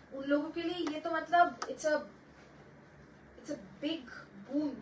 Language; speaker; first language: Hindi; non-native, local second language; Bangla